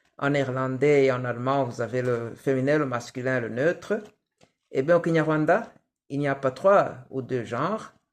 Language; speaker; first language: French; non-native, local second language; Kinyarwanda